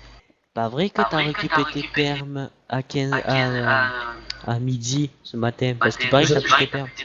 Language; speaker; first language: French; native; French